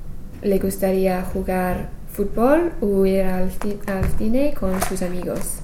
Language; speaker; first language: Spanish; non-native, learner; English